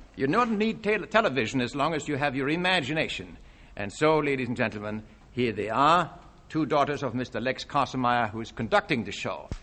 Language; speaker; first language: English; non-native, fluent; Dutch